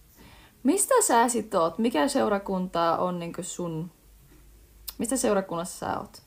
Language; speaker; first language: Finnish; early bilingual, heritage; Finnish